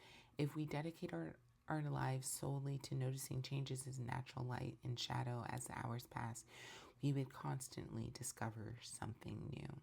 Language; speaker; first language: English; native; English